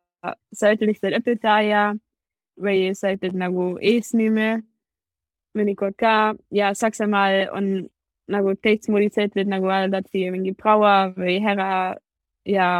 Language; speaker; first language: Estonian; non-native, learner; German